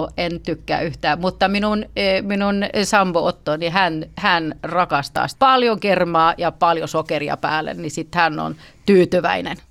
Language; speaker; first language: Finnish; early bilingual, heritage; Swedish